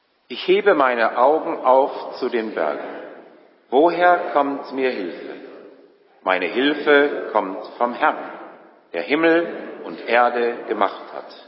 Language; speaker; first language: German; native; German